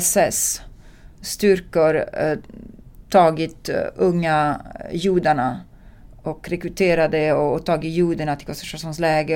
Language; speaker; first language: Swedish; non-native, fluent; Italian